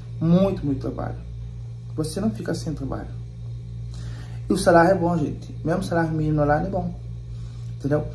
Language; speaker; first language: Portuguese; non-native, local second language; Kabuverdianu